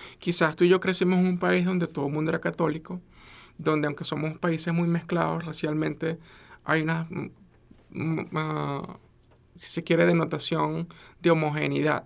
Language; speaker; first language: Spanish; native; Spanish